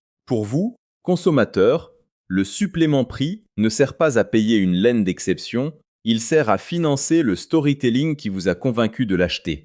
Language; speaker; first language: French; native; French